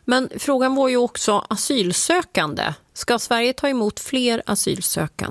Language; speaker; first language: Swedish; native; Swedish